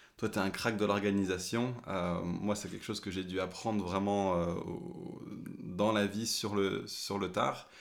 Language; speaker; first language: French; early bilingual, other home language; English